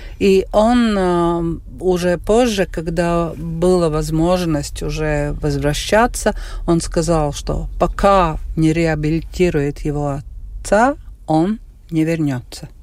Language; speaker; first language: Russian; non-native, local second language; Latvian